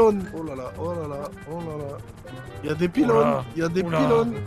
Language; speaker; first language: French; native; French